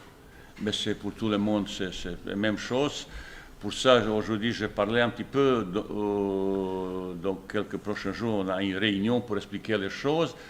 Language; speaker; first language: French; non-native, fluent; Bosnian